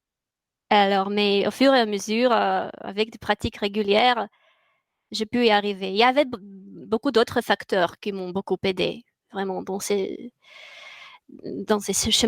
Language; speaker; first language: French; non-native, fluent; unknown